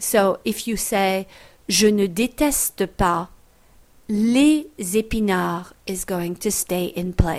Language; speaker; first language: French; non-native, fluent; English